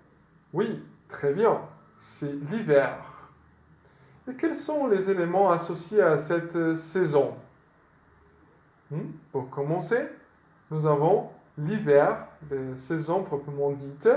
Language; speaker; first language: French; non-native, fluent; Portuguese